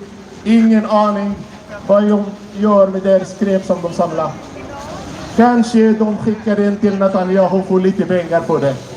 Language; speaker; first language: Swedish; non-native, fluent; Arabic